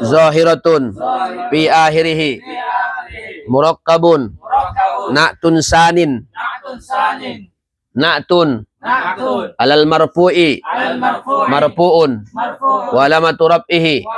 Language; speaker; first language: Arabic; non-native, fluent; Indonesian